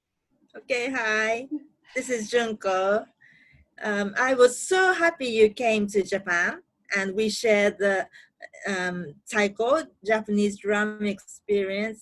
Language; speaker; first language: English; non-native, learner; Japanese